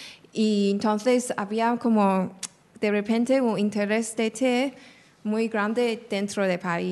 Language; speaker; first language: Spanish; non-native, fluent; Chinese